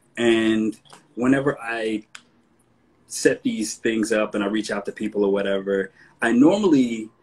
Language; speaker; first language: English; native; English